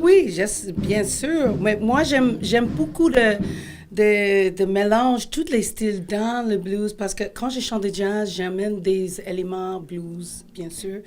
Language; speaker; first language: French; non-native, fluent; English